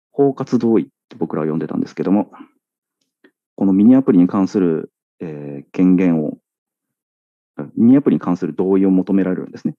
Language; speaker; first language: Japanese; native; Japanese